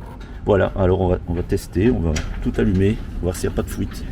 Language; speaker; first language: French; native; French